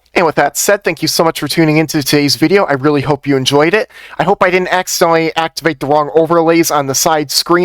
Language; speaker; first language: English; native; English